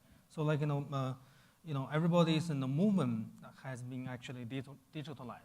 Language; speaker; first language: English; non-native, fluent; Chinese